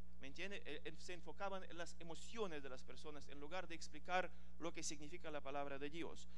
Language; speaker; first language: Spanish; non-native, fluent; Ukrainian